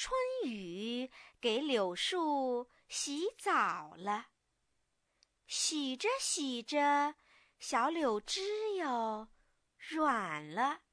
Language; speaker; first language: Chinese; native; Chinese